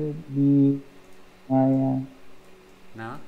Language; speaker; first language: Russian; non-native, learner; Vietnamese